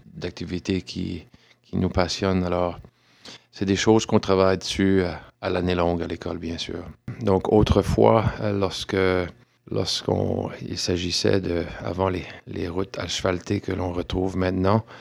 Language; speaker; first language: French; native; French